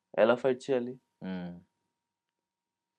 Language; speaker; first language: Telugu; non-native, local second language; Urdu